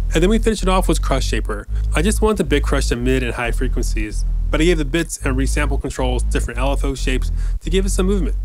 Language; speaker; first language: English; native; English